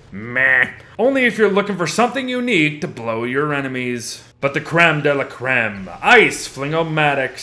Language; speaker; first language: English; native; English